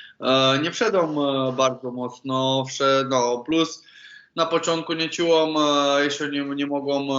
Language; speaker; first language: Polish; non-native, learner; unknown